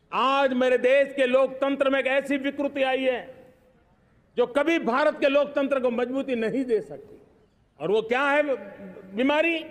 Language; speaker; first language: Hindi; non-native, local second language; Gujarati